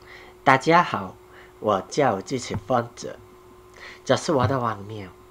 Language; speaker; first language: Chinese; non-native, learner; Korean